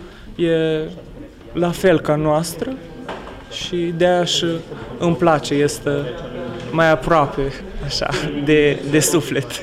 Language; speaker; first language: Romanian; early bilingual, heritage; Romanian